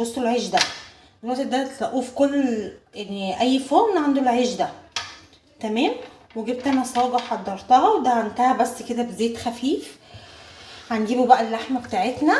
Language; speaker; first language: Arabic; native; Arabic